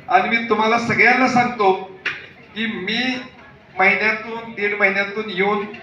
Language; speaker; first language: Marathi; native; Marathi